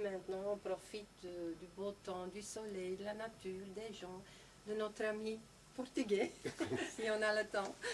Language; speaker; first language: French; non-native, local second language; Dutch